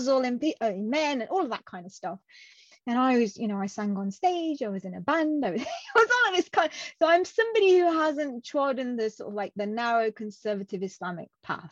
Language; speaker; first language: English; non-native, local second language; Punjabi